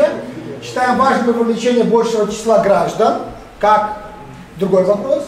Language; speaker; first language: Russian; native; Russian